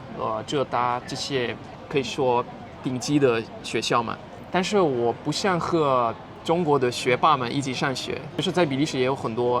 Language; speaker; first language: Chinese; non-native, fluent; Dutch